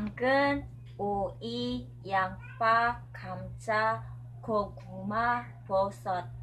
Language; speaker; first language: Korean; non-native, learner; Cebuano